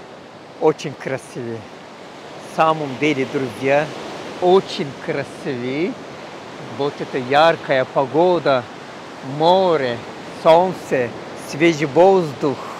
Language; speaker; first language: Russian; non-native, learner; Turkish